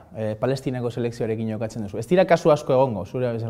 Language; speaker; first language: Basque; native; Basque